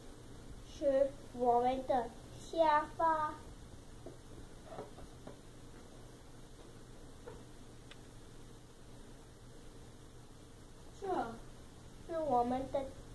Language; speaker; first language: Chinese; non-native, learner; English